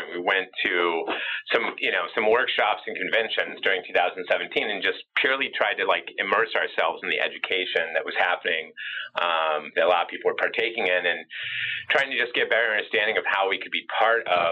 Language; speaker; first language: English; native; English